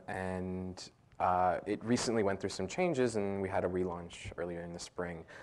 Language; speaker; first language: English; native; English